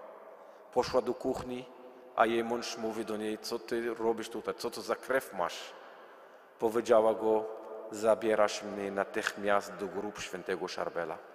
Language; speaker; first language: Polish; non-native, learner; Arabic